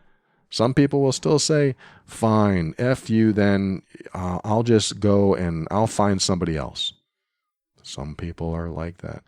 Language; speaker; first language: English; native; English